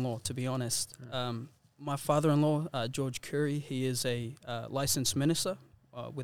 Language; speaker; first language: English; native; English